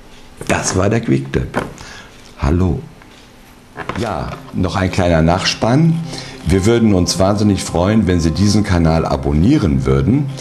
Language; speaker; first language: German; native; German